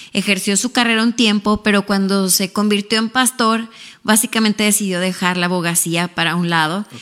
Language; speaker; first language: Spanish; native; Spanish